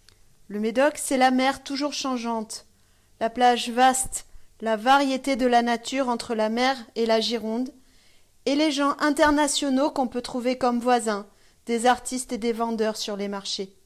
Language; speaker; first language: French; non-native, fluent; German